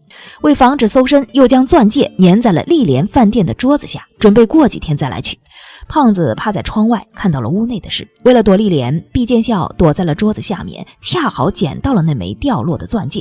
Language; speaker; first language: Chinese; native; Chinese